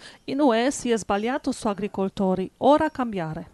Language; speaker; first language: Italian; native; Italian